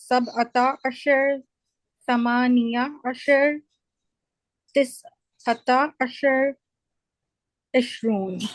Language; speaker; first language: Arabic; non-native, learner; English